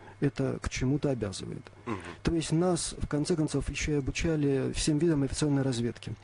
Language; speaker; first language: Russian; native; Russian